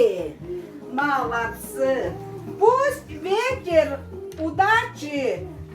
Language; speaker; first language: Russian; non-native, local second language; Tuvinian